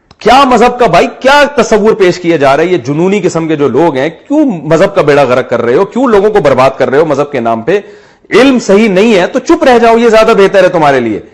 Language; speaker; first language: Urdu; native; Urdu